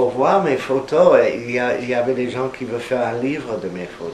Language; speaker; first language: French; non-native, fluent; English